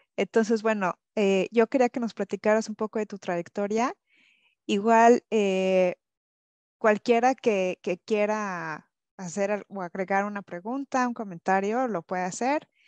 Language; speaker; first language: Spanish; native; Spanish